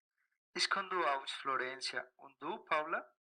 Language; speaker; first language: German; non-native, learner; Spanish